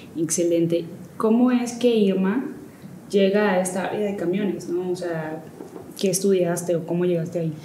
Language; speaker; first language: Spanish; native; Spanish